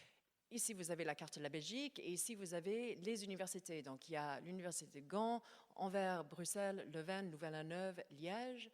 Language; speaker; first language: French; non-native, fluent; English